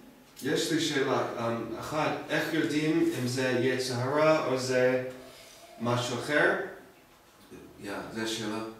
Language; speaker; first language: Hebrew; non-native, learner; English